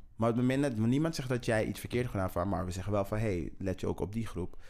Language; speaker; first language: Dutch; native; Dutch